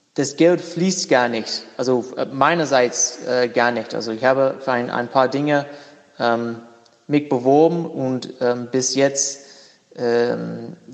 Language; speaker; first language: German; non-native, learner; English